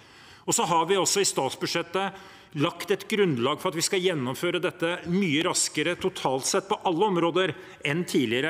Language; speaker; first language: Norwegian; native; Norwegian